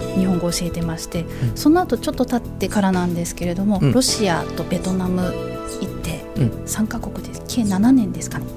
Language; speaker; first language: Japanese; native; Japanese